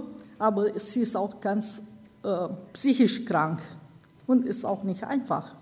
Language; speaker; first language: German; non-native, learner; Romanian